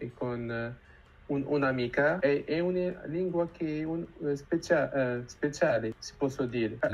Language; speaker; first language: Italian; non-native, learner; Arabic